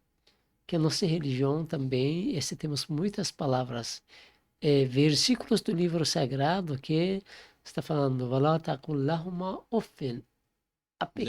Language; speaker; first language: Portuguese; non-native, learner; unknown